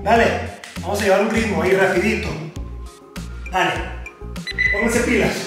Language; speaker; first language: Spanish; native; Spanish